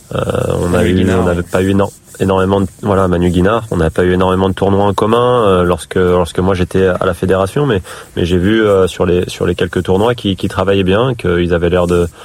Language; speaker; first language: French; native; French